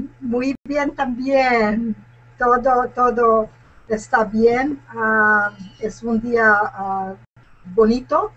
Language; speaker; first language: Spanish; non-native, learner; Serbian